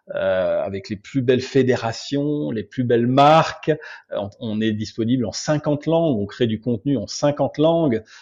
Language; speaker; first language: French; native; French